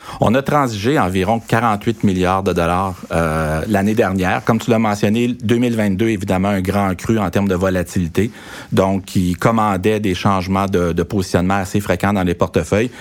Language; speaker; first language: French; native; French